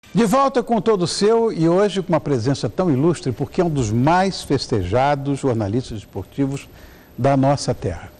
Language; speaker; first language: Portuguese; native; Portuguese